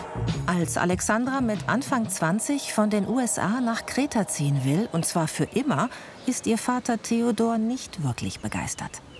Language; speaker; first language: German; native; German